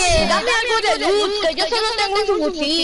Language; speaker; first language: Spanish; native; Spanish